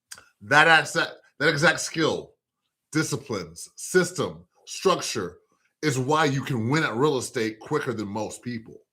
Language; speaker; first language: English; native; English